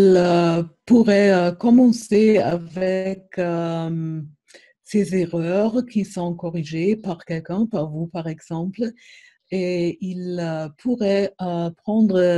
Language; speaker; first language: French; non-native, fluent; German